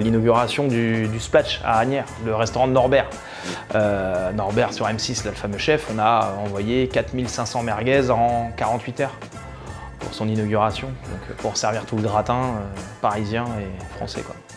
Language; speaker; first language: French; native; French